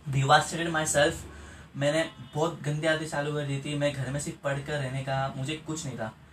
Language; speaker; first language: Hindi; non-native, local second language; Marathi